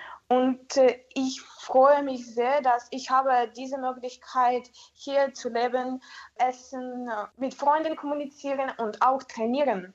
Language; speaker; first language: German; non-native, learner; Ukrainian